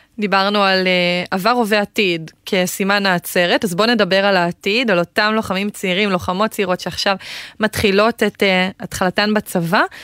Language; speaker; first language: Hebrew; native; Hebrew